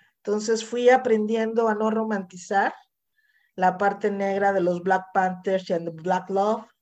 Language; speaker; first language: Spanish; native; Spanish